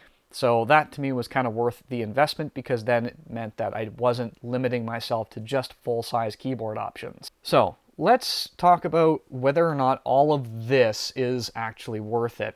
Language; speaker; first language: English; native; English